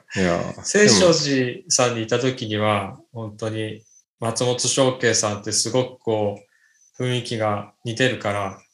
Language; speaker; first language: Japanese; native; Japanese